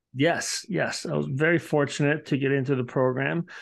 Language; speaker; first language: English; early bilingual, other home language; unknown